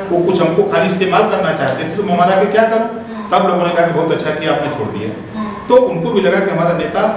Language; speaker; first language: Hindi; native; Hindi